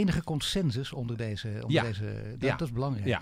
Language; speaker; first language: Dutch; native; Dutch